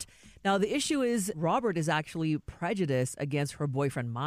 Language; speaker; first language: English; native; English